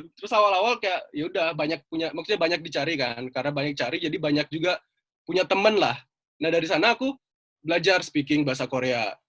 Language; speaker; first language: Indonesian; native; Indonesian